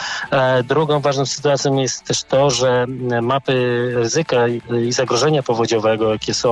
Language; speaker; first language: Polish; native; Polish